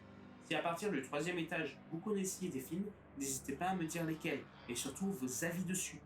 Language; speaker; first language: French; native; French